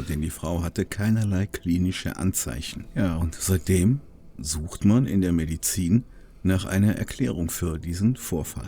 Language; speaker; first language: German; native; German